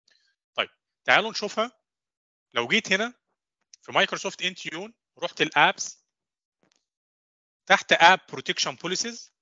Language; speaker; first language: Arabic; native; Arabic